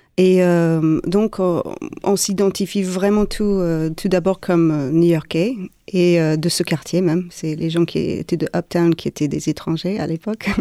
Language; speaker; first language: French; non-native, fluent; English